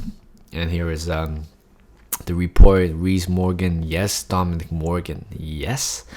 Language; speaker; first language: English; non-native, fluent; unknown